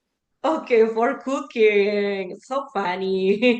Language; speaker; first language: English; non-native, learner; Indonesian